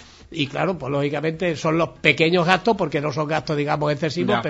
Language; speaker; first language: Spanish; native; Spanish